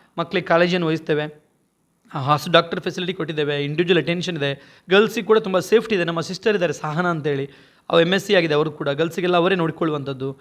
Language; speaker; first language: Kannada; native; Kannada